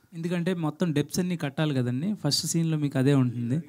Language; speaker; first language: Telugu; native; Telugu